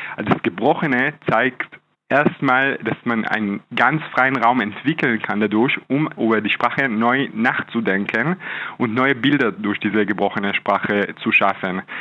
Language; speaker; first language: German; non-native, fluent; Hebrew